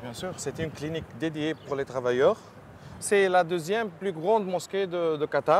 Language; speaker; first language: French; non-native, local second language; Arabic